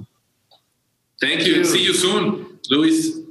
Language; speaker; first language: English; non-native, learner; Spanish